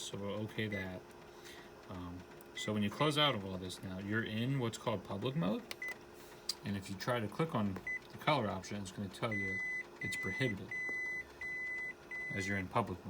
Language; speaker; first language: English; native; English